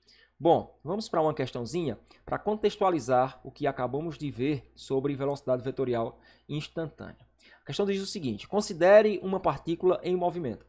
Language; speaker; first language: Portuguese; native; Portuguese